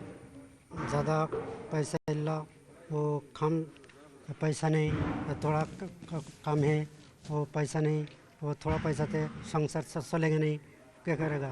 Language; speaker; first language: Hindi; non-native, local second language; Bangla